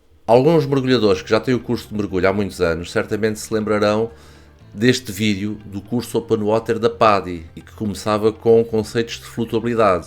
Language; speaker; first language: Portuguese; native; Portuguese